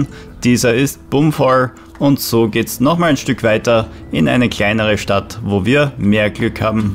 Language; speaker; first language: German; native; German